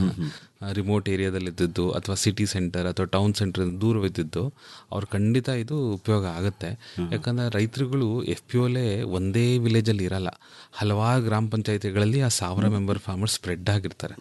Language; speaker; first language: Kannada; native; Kannada